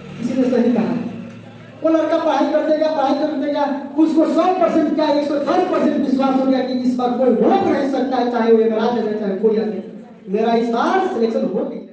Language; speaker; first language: Hindi; native; Hindi